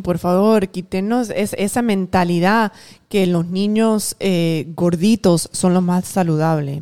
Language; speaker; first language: Spanish; early bilingual, heritage; Spanish